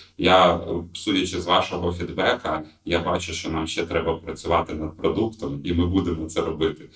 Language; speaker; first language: Ukrainian; non-native, local second language; Russian